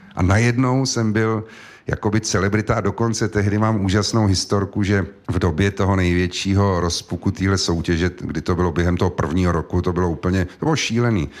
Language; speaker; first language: Czech; native; Czech